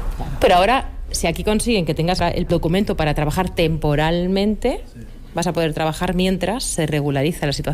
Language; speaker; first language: Spanish; native; Spanish